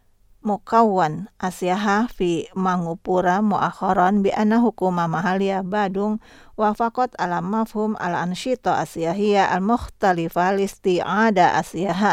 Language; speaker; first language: Arabic; non-native, fluent; Indonesian